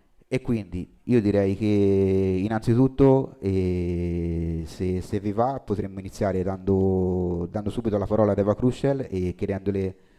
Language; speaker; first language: Italian; native; Italian